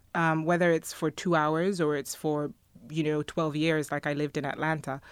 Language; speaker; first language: English; non-native, local second language; Akan